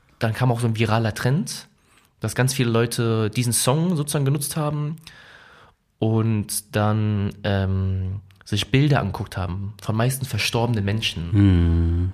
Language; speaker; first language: German; early bilingual, other home language; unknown